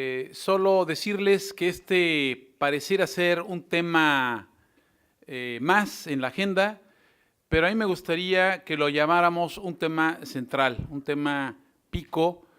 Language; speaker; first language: Spanish; native; Spanish